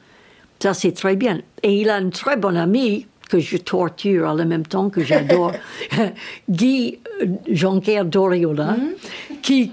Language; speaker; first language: French; non-native, learner; English